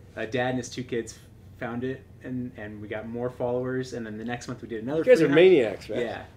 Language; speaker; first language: English; native; English